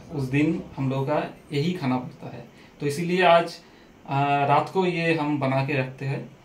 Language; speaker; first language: Hindi; non-native, local second language; Bangla